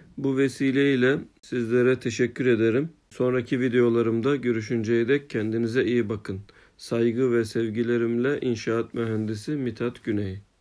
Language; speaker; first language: Turkish; early bilingual, heritage; Turkish